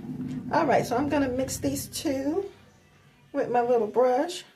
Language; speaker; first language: English; native; English